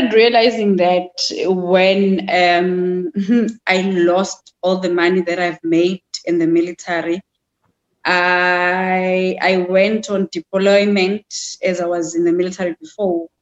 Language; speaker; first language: English; non-native, local second language; Zulu